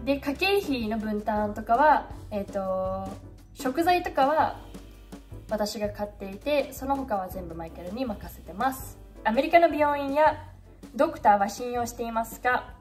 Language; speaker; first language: Japanese; early bilingual, heritage; Japanese